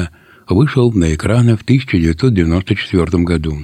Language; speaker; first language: Russian; native; Russian